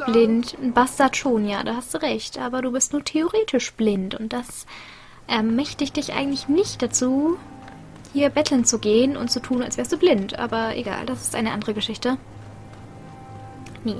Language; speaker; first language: German; native; German